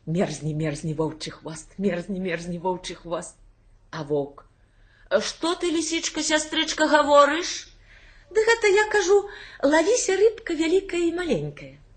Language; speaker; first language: Belarusian; native; Belarusian